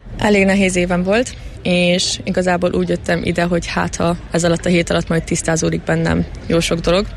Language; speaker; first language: Hungarian; early bilingual, heritage; Hungarian